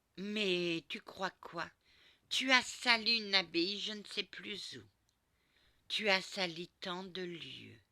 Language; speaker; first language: French; early bilingual, other home language; Portuguese